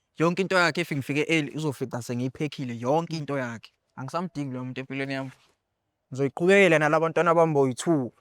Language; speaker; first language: Zulu; native; Zulu